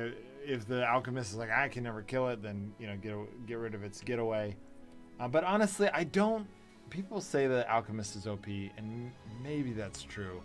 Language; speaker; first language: English; native; English